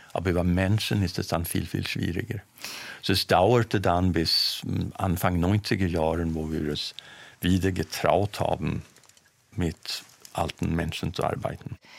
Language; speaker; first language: German; non-native, fluent; Swedish